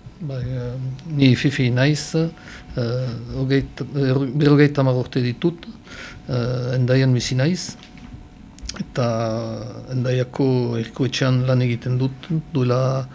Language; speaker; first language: Basque; non-native, learner; French